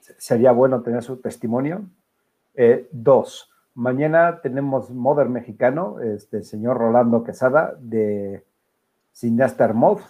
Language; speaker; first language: Spanish; native; Spanish